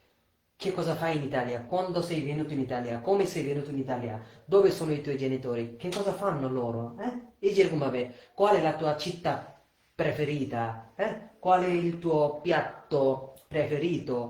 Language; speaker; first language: Italian; non-native, fluent; Bangla